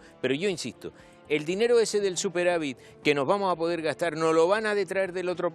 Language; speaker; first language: Spanish; native; Spanish